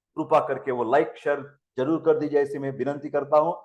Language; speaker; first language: Hindi; non-native, local second language; Marathi